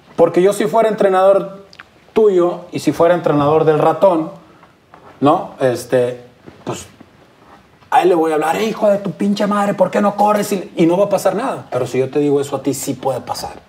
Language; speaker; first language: Spanish; native; Spanish